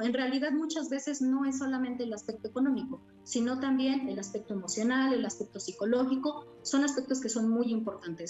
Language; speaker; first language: Spanish; native; Spanish